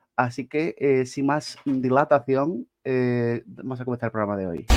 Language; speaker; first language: Spanish; native; Spanish